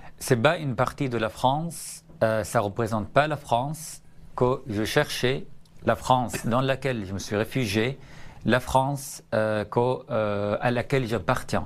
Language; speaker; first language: French; non-native, fluent; Arabic